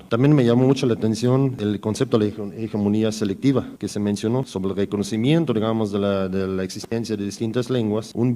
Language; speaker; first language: Spanish; native; Spanish